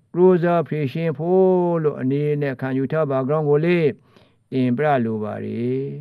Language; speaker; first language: Burmese; native; Burmese